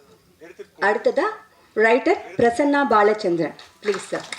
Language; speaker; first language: Tamil; native; Tamil